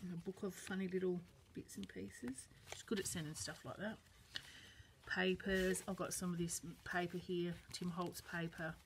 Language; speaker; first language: English; native; English